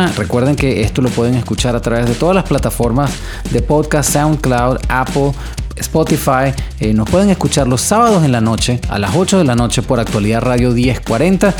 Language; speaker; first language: Spanish; native; Spanish